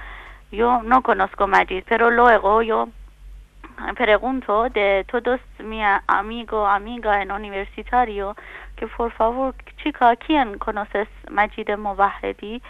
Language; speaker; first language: Spanish; non-native, learner; Persian